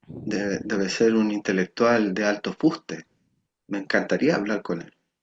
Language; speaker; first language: Spanish; native; Spanish